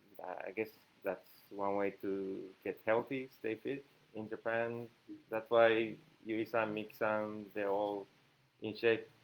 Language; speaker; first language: English; non-native, fluent; Japanese